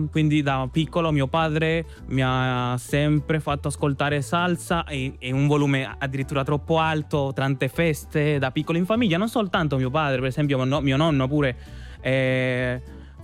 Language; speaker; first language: Italian; non-native, fluent; Spanish